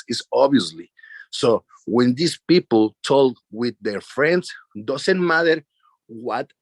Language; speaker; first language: English; non-native, learner; Spanish